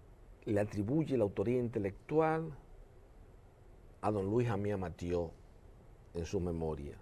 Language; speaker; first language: Spanish; native; Spanish